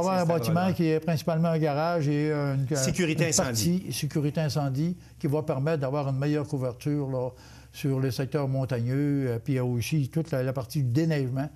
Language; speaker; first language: French; native; French